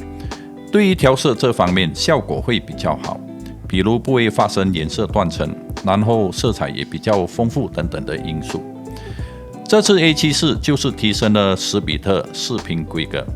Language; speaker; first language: Chinese; native; Chinese